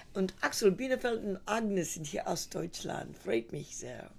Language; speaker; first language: German; non-native, fluent; English